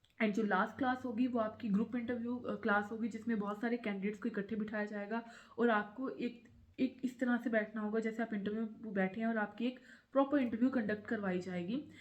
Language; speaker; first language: Hindi; native; Hindi